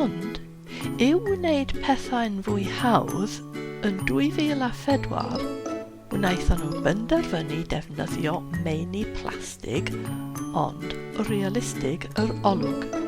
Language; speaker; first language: Welsh; non-native, fluent; English